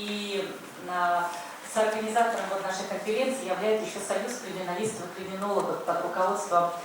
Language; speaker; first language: Russian; native; Russian